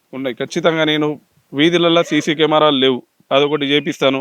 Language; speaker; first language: Telugu; native; Telugu